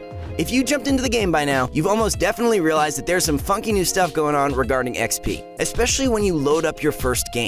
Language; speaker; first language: English; native; English